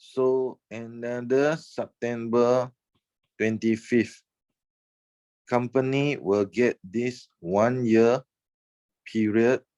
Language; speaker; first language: English; non-native, fluent; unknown